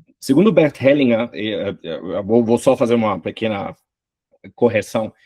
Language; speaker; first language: Portuguese; non-native, fluent; German